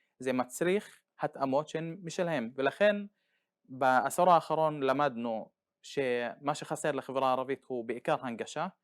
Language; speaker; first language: Hebrew; non-native, local second language; Arabic